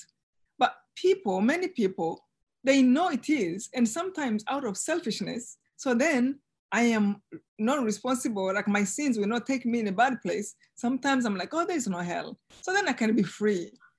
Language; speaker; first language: English; non-native, local second language; Kinyarwanda